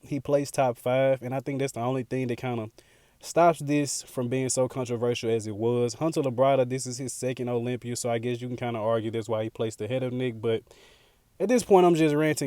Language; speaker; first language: English; native; English